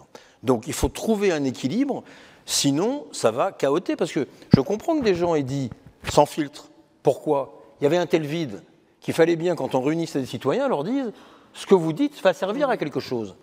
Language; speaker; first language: French; native; French